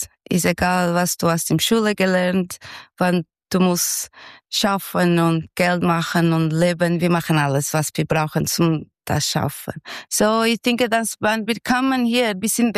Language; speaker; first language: German; non-native, learner; Portuguese